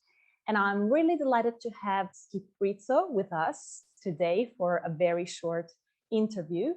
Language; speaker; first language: English; non-native, fluent; Italian